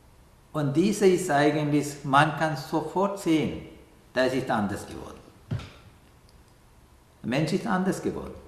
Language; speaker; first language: German; non-native, fluent; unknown